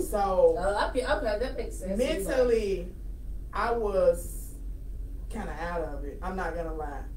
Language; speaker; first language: English; native; English